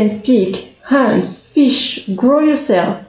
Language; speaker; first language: English; non-native, fluent; French